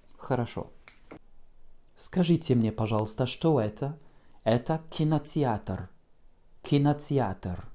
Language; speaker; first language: Russian; non-native, fluent; French